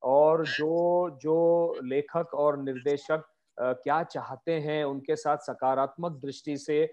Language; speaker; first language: Hindi; non-native, local second language; Marathi